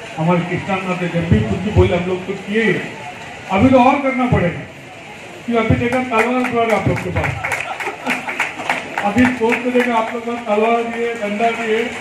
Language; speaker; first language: Hindi; non-native, local second language; Telugu